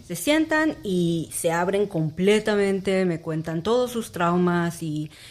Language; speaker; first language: Spanish; early bilingual, heritage; Spanish